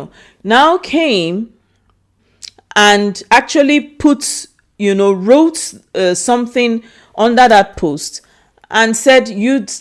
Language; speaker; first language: English; non-native, local second language; Igbo